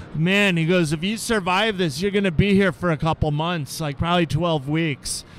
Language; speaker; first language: English; native; English